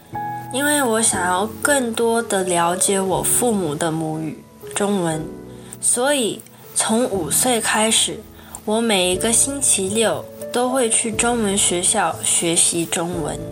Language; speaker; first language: Chinese; early bilingual, heritage; Chinese